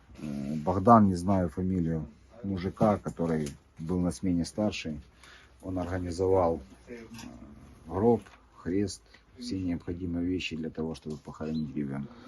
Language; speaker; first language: Russian; native; Russian